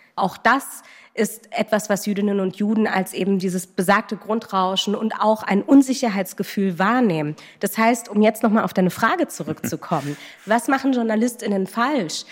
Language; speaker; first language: German; native; German